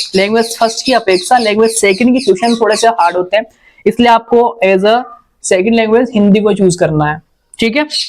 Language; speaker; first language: Hindi; native; Hindi